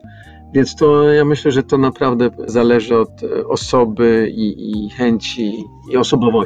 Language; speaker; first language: Polish; early bilingual, heritage; Polish